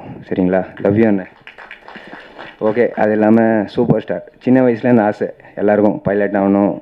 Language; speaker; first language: Tamil; native; Tamil